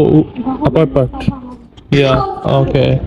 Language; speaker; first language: English; non-native, learner; Bangla